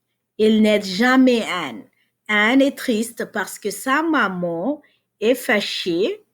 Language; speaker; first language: French; non-native, fluent; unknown